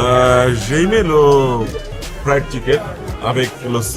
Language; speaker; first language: French; non-native, learner; Bangla